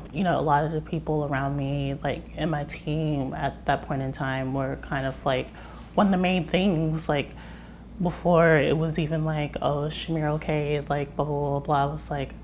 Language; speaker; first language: English; native; English